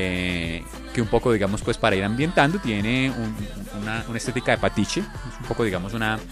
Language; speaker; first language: Spanish; native; Spanish